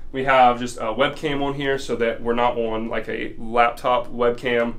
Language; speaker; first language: English; native; English